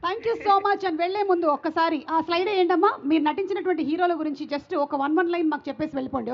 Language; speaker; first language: Telugu; native; Telugu